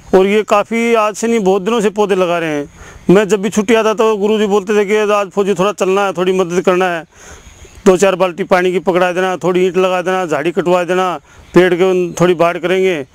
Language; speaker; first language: Hindi; native; Hindi